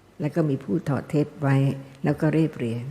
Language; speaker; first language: Thai; native; Thai